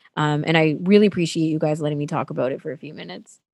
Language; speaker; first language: English; non-native, fluent; Tamil